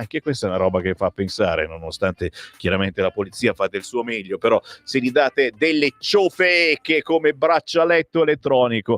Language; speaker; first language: Italian; native; Italian